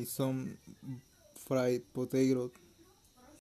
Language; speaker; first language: English; non-native, learner; Spanish